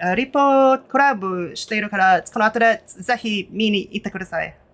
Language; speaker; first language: Japanese; non-native, learner; English